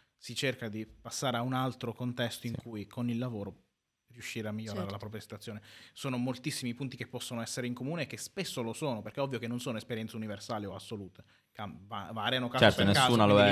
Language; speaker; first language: Italian; native; Italian